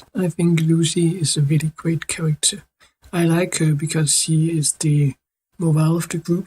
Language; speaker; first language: English; non-native, fluent; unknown